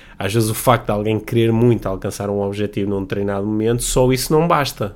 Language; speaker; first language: Portuguese; native; Portuguese